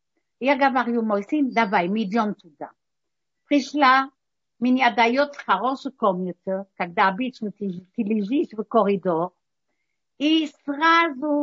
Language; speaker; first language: Russian; early bilingual, heritage; Russian